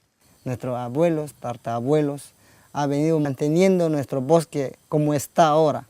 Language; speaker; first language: Spanish; non-native, local second language; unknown